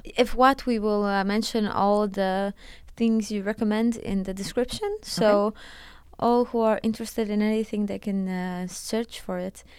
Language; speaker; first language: English; non-native, fluent; Latvian